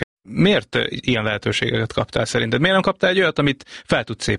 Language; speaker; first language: Hungarian; native; Hungarian